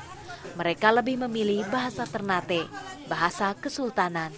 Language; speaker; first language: Indonesian; native; Indonesian